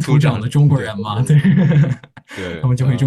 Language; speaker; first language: Chinese; non-native, fluent; English